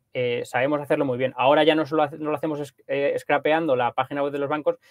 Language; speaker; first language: Spanish; native; Spanish